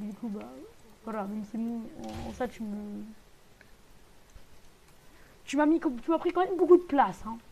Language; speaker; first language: French; native; French